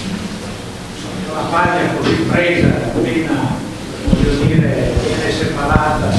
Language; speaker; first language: Italian; native; Italian